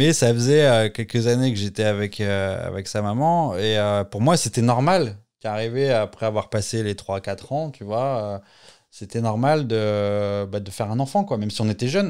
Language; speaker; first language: French; native; French